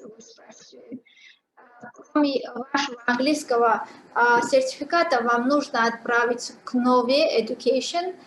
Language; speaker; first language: Russian; non-native, fluent; Georgian